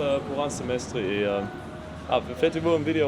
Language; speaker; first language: French; non-native, learner; German